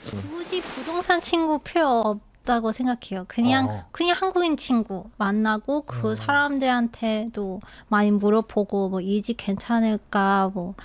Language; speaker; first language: Korean; non-native, fluent; English